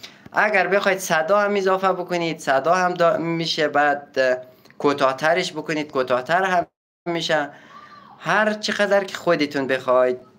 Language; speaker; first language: Persian; native; Persian